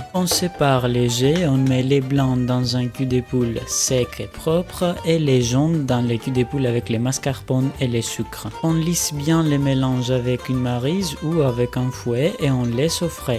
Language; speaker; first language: French; non-native, fluent; Greek